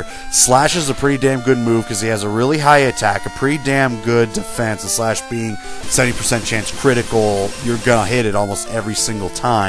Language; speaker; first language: English; native; English